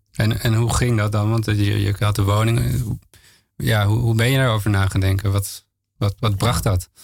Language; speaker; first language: Dutch; native; Dutch